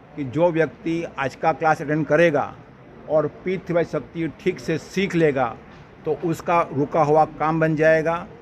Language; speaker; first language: Hindi; non-native, local second language; Gujarati